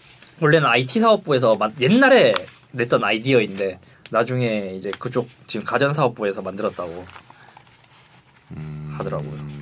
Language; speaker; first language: Korean; native; Korean